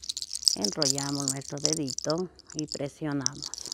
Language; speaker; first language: Spanish; native; Spanish